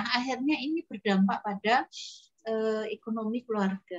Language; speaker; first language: Indonesian; native; Indonesian